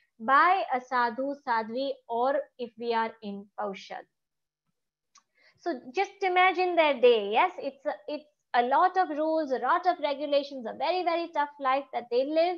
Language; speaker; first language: English; non-native, local second language; Gujarati